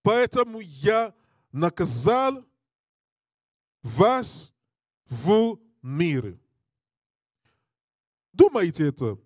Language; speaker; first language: Russian; non-native, learner; English